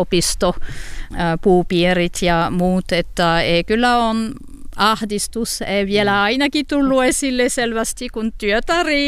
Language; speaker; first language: Finnish; non-native, learner; French